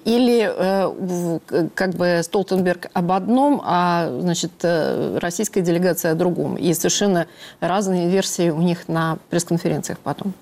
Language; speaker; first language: Russian; native; Russian